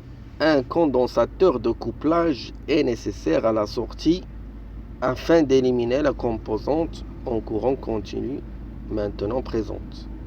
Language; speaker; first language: French; non-native, local second language; Arabic